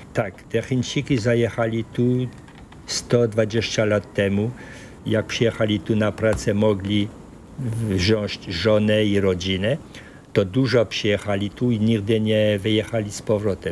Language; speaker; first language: Polish; early bilingual, heritage; Polish